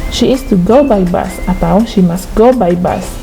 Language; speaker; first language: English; non-native, fluent; Indonesian